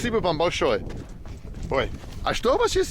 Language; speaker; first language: Russian; non-native, learner; English